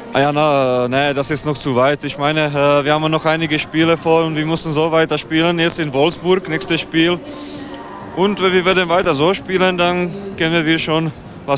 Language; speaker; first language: German; non-native, learner; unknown